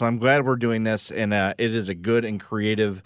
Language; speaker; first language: English; native; English